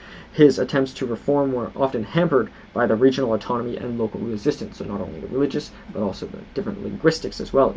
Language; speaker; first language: English; native; English